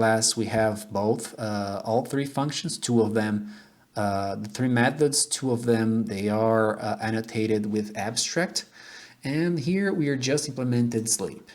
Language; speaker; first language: English; non-native, fluent; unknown